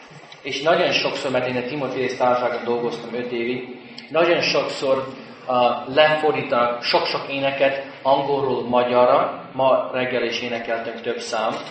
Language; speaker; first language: Hungarian; non-native, fluent; English